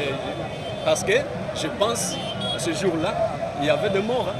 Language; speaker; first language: French; non-native, local second language; Lingala